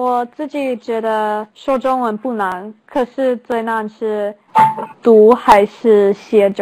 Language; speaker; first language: Chinese; non-native, learner; English